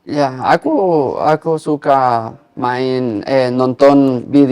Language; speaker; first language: Indonesian; non-native, learner; Spanish